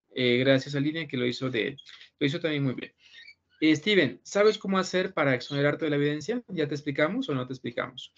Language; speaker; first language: Spanish; native; Spanish